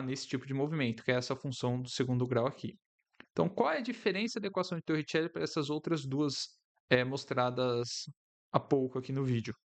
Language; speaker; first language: Portuguese; native; Portuguese